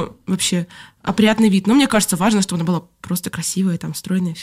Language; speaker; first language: Russian; native; Russian